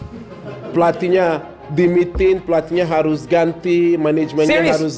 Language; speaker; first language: Indonesian; non-native, fluent; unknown